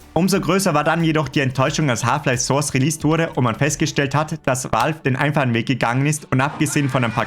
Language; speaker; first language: German; native; German